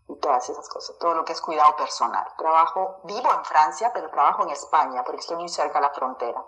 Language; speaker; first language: Spanish; native; Spanish